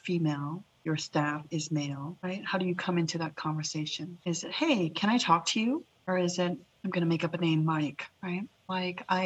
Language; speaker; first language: English; early bilingual, other home language; Lao